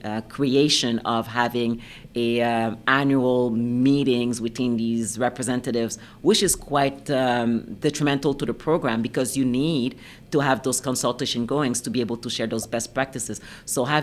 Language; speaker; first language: English; non-native, fluent; French